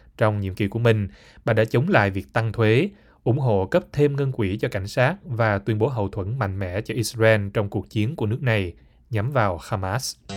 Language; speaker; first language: Vietnamese; native; Vietnamese